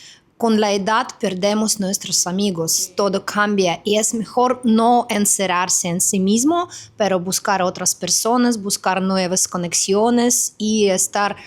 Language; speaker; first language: Spanish; non-native, fluent; Russian